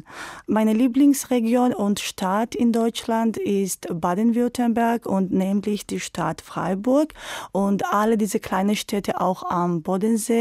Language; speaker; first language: German; non-native, fluent; Georgian